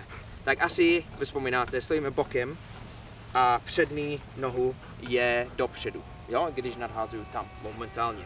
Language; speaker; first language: Czech; non-native, learner; English